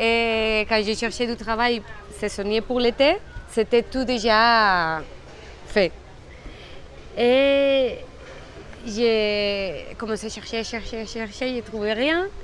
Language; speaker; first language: French; non-native, fluent; Spanish